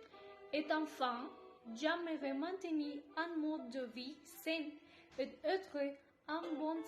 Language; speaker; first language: French; non-native, learner; Spanish